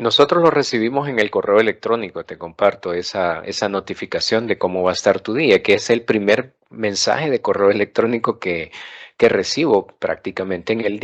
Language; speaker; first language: Spanish; native; Spanish